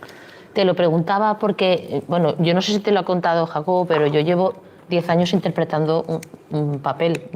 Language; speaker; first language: Spanish; native; Spanish